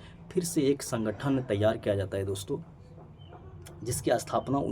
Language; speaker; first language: Hindi; native; Hindi